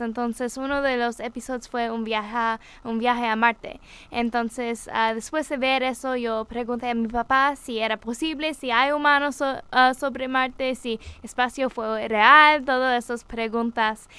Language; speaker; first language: Spanish; non-native, learner; English